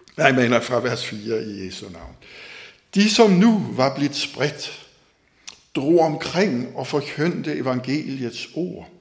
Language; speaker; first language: Danish; native; Danish